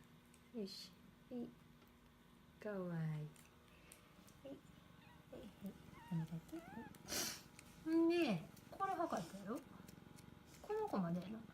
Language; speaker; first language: Japanese; native; Japanese